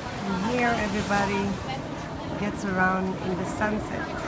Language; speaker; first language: English; non-native, fluent; Hebrew